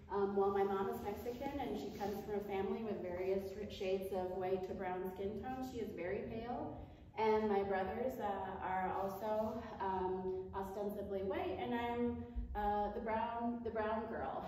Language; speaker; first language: English; native; English